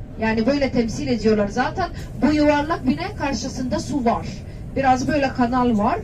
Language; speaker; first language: Turkish; non-native, learner; Arabic